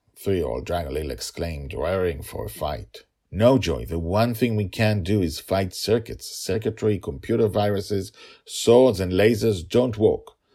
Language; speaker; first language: English; non-native, fluent; Hebrew